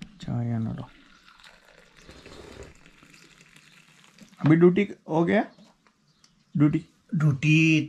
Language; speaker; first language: Hindi; non-native, learner; Malayalam